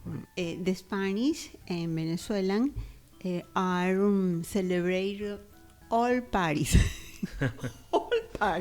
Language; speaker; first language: English; non-native, learner; Spanish